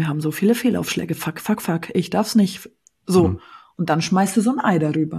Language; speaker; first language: German; native; German